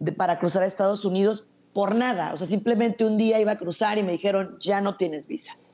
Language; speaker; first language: Spanish; native; Spanish